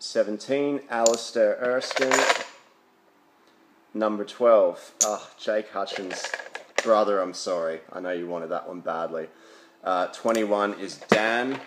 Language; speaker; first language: English; native; English